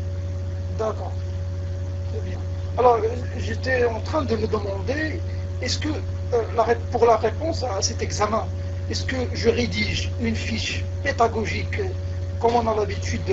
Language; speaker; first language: French; non-native, local second language; Arabic